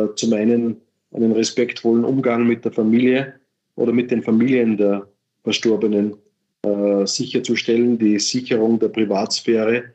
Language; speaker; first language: German; native; German